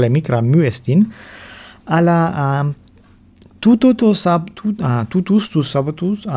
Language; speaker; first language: Greek; non-native, learner; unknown